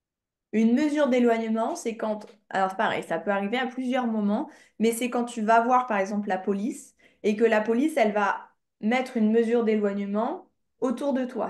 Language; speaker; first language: French; native; French